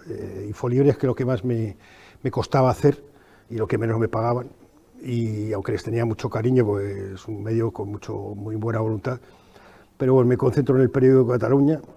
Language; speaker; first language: Spanish; native; Spanish